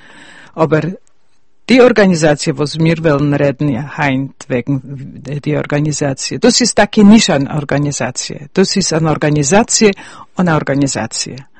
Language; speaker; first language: German; early bilingual, heritage; Yiddish